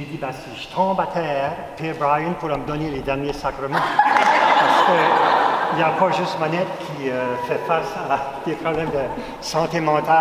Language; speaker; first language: French; native; French